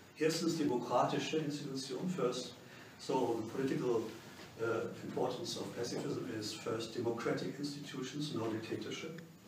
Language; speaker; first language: English; non-native, fluent; German